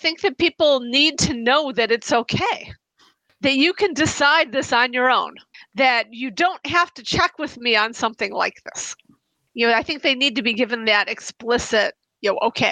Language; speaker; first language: English; native; English